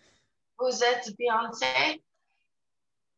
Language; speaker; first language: French; non-native, learner; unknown